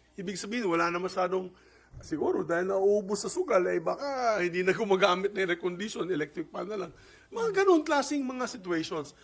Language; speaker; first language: Filipino; non-native, local second language; Cebuano